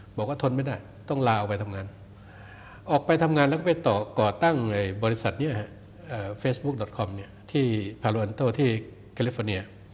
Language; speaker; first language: Thai; native; Thai